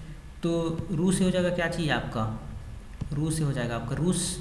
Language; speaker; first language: Hindi; native; Hindi